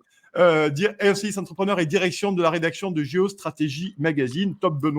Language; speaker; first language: French; native; French